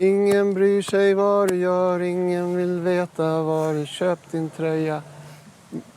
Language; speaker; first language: Swedish; native; Swedish